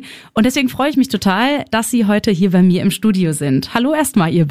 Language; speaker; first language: German; native; German